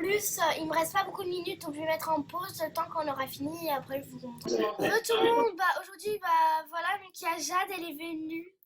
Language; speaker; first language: French; native; French